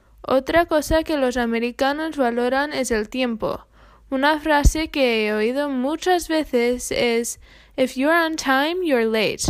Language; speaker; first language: Spanish; non-native, learner; English